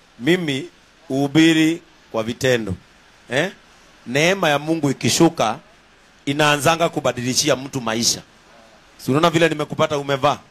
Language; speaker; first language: Swahili; native; Swahili